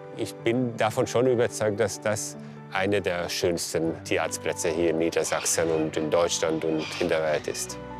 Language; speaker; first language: German; non-native, fluent; Hungarian